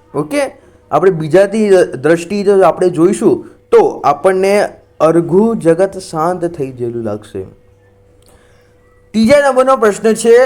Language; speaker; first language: Gujarati; non-native, local second language; Marathi